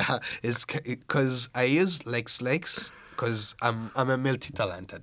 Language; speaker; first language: English; non-native, local second language; Kinyarwanda